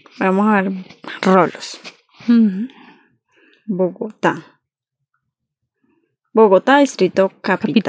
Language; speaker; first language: Spanish; native; Spanish